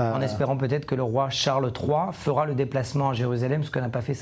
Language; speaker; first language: French; native; French